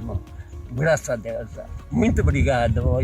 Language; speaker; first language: Portuguese; non-native, learner; Japanese